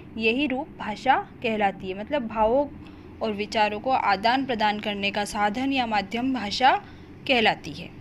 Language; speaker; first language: Hindi; native; Hindi